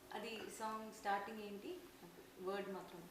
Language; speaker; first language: Telugu; non-native, learner; Tamil